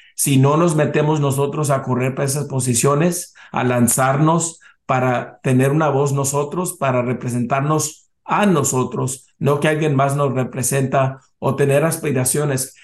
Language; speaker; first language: Spanish; early bilingual, heritage; Spanish